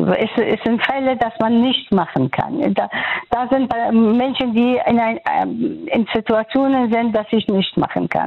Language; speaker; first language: German; non-native, fluent; Persian